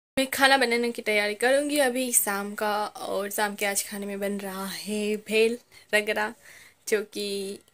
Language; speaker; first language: Hindi; non-native, local second language; Gujarati